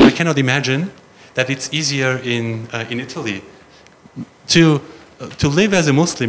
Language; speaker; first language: English; non-native, fluent; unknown